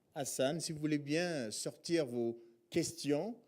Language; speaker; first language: French; non-native, fluent; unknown